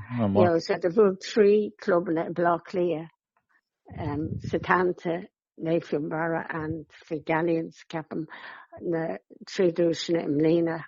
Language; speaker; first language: Irish; non-native, local second language; English